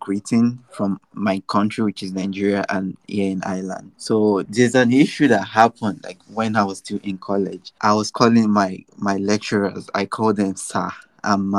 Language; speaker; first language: English; non-native, local second language; Yoruba